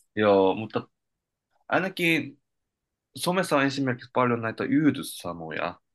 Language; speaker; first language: Finnish; non-native, fluent; Korean